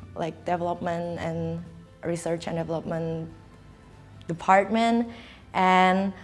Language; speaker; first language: English; non-native, fluent; Indonesian